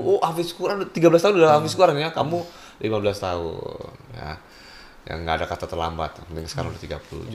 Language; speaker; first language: Indonesian; native; Indonesian